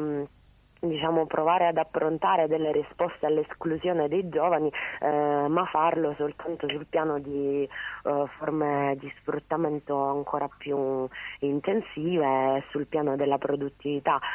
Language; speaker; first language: Italian; native; Italian